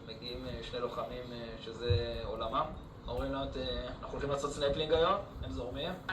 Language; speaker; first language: Hebrew; native; Hebrew